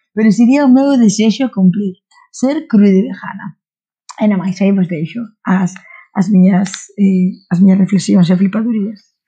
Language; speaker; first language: Galician; non-native, local second language; Spanish